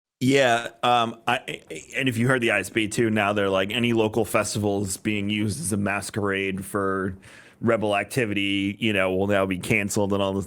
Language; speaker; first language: English; native; English